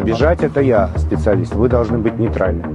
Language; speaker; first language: Russian; native; Russian